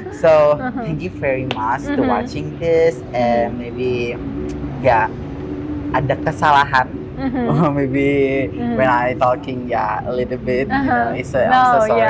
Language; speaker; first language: English; non-native, learner; Indonesian